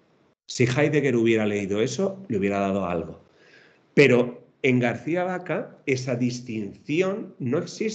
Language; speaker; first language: Spanish; native; Spanish